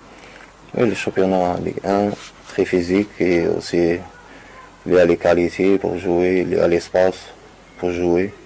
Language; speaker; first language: French; non-native, learner; Arabic